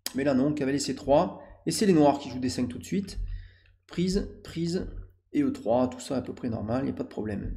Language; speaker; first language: French; native; French